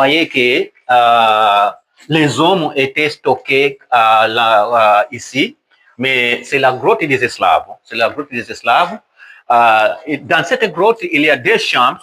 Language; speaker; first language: French; non-native, learner; Swahili